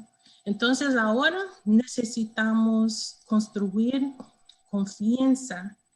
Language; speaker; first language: Spanish; non-native, learner; English